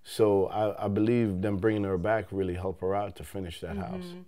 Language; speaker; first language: English; native; English